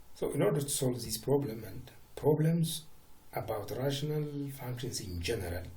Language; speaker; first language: English; non-native, local second language; Amharic